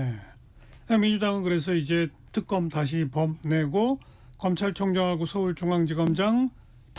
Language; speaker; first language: Korean; native; Korean